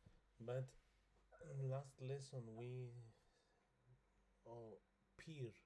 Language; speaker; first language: English; non-native, learner; Spanish